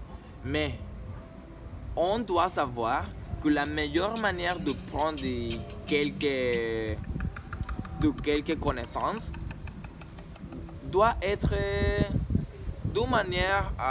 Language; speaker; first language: French; non-native, learner; Spanish